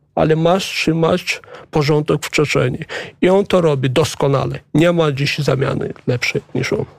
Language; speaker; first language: Polish; non-native, fluent; Chechen